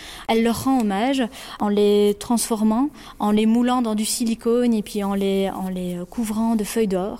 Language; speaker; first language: French; native; French